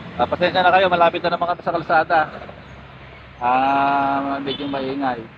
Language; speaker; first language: Filipino; native; Filipino